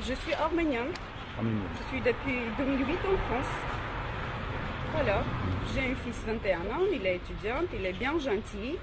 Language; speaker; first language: French; non-native, learner; Armenian